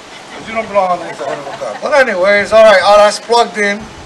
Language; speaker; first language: English; non-native, fluent; Spanish